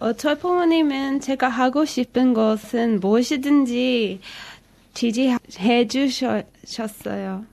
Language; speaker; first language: Korean; non-native, fluent; English